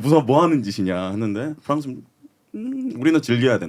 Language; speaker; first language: Korean; native; Korean